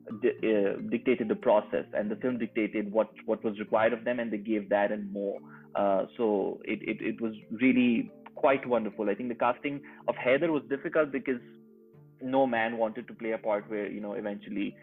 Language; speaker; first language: English; non-native, local second language; Urdu